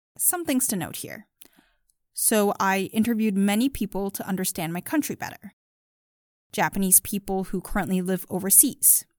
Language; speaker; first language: English; early bilingual, other home language; Japanese